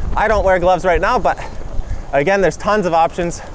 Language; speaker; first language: English; native; English